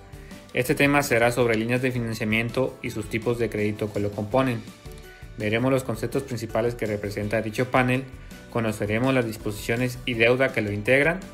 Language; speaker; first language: Spanish; native; Spanish